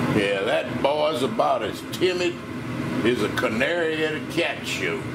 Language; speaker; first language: English; native; English